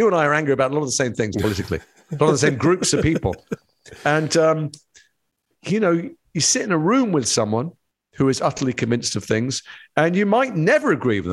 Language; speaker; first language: English; native; English